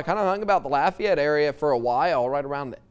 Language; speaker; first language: English; native; English